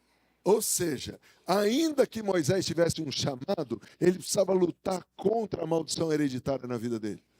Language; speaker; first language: Portuguese; native; Portuguese